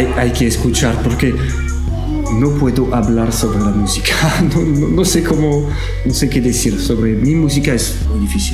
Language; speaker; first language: Spanish; non-native, learner; French